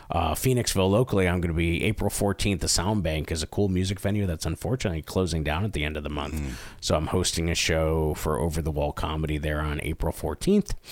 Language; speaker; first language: English; native; English